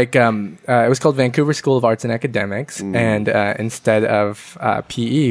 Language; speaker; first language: English; early bilingual, other home language; Vietnamese